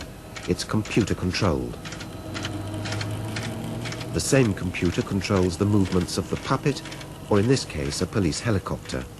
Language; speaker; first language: English; native; English